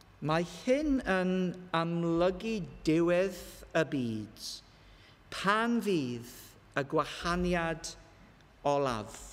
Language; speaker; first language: Welsh; non-native, learner; English